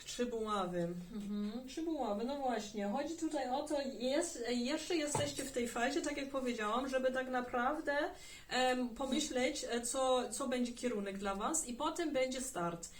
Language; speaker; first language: Polish; early bilingual, heritage; German